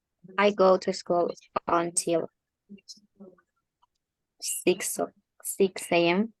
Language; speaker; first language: English; non-native, learner; Spanish